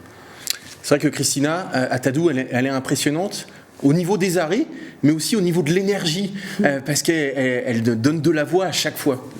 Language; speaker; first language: French; native; French